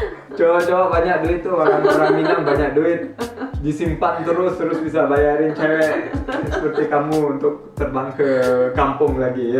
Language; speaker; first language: Indonesian; early bilingual, heritage; Indonesian